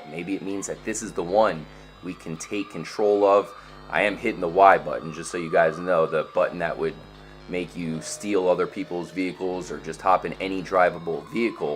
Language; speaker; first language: English; native; English